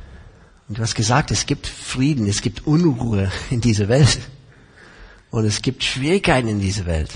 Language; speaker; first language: German; non-native, fluent; English